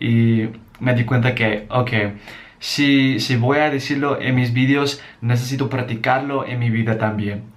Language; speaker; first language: Spanish; non-native, learner; English